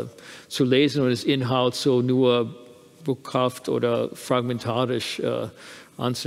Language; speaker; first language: German; non-native, fluent; English